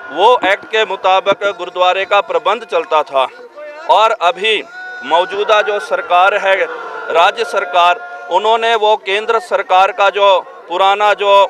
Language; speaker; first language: Hindi; non-native, local second language; Punjabi